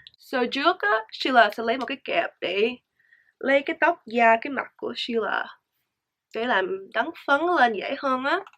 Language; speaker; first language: Vietnamese; early bilingual, heritage; Vietnamese